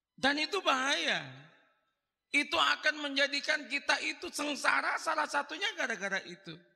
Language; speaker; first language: Indonesian; non-native, local second language; Madurese